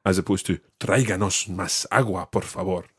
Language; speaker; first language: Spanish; non-native, fluent; English